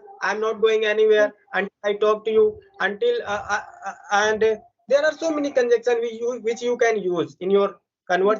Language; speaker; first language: English; non-native, local second language; Hindi